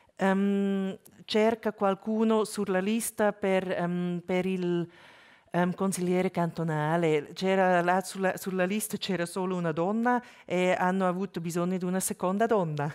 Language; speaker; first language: Italian; non-native, local second language; German